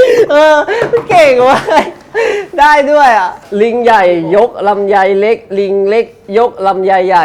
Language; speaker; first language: Thai; native; Thai